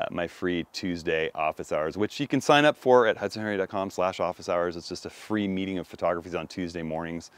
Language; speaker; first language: English; native; English